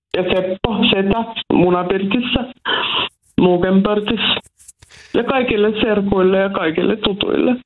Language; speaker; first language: Finnish; non-native, local second language; Swedish